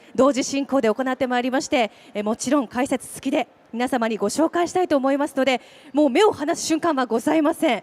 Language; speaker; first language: Japanese; native; Japanese